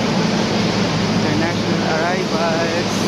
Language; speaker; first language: English; non-native, local second language; Filipino